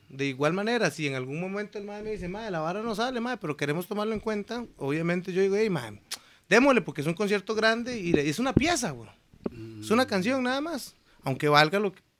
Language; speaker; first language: Spanish; native; Spanish